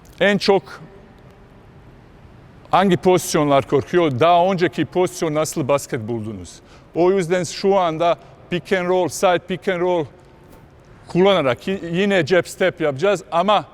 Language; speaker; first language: Turkish; non-native, fluent; Bosnian